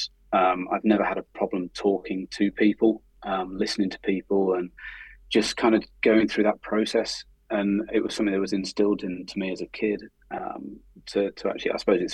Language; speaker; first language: English; native; English